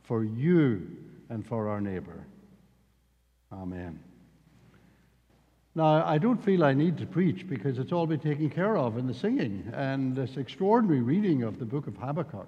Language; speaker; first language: English; native; English